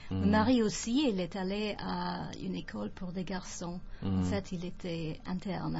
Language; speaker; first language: French; non-native, fluent; English